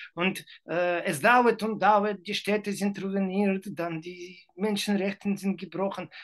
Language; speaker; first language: German; non-native, learner; Ukrainian